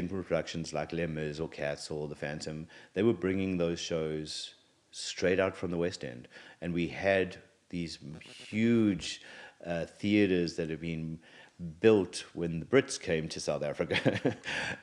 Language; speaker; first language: English; native; English